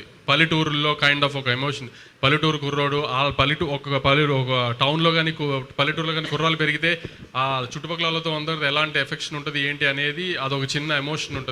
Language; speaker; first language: Telugu; native; Telugu